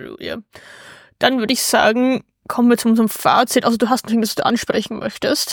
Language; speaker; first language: German; native; German